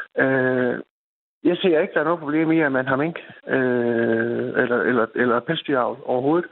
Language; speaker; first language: Danish; native; Danish